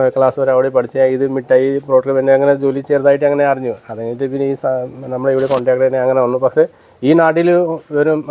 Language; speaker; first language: Malayalam; non-native, learner; Nepali